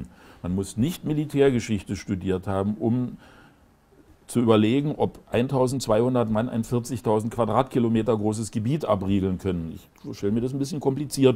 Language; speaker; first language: German; native; German